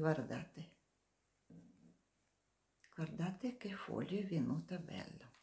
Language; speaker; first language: Italian; non-native, learner; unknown